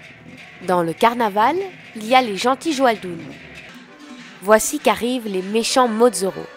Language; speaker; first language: French; native; French